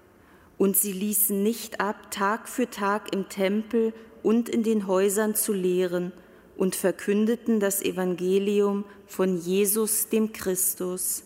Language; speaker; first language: German; native; German